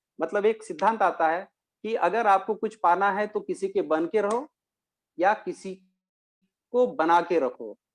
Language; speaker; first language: Hindi; non-native, local second language; Marathi